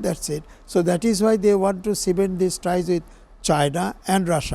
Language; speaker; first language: English; non-native, local second language; Bangla